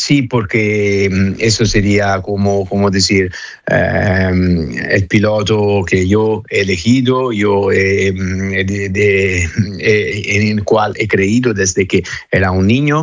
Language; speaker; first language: Spanish; non-native, fluent; Italian